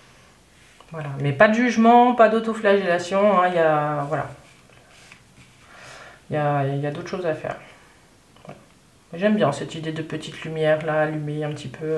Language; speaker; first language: French; native; French